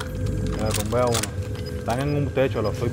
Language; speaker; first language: Spanish; native; Spanish